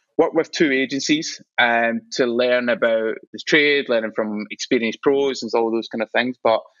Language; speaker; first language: English; native; English